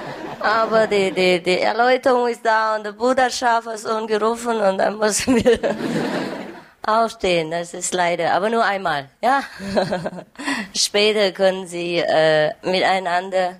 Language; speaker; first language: German; non-native, learner; Vietnamese